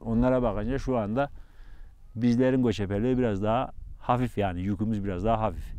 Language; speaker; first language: Turkish; native; Turkish